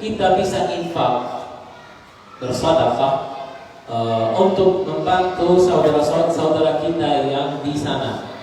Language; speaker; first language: Indonesian; non-native, learner; Arabic